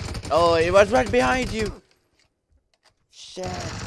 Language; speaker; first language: English; non-native, fluent; French